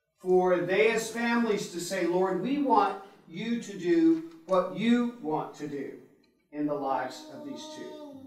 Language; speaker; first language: English; native; English